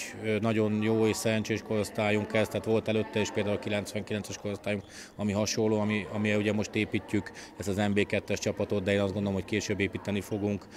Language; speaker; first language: Hungarian; native; Hungarian